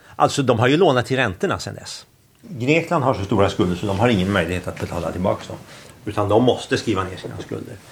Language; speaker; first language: Swedish; native; Swedish